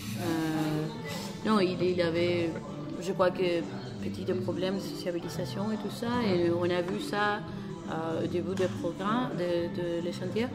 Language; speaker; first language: French; non-native, learner; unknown